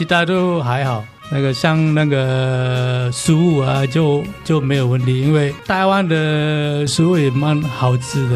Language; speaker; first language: Chinese; non-native, learner; Balinese